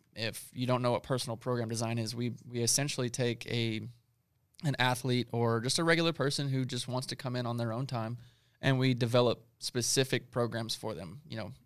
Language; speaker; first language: English; native; English